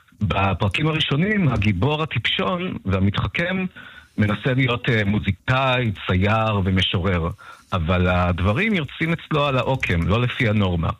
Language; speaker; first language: Hebrew; early bilingual, other home language; Russian